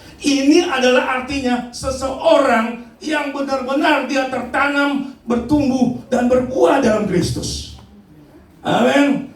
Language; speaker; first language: Indonesian; native; Indonesian